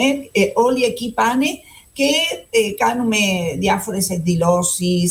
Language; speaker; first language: Greek; non-native, fluent; Spanish